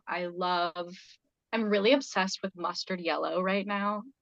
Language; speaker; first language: English; native; English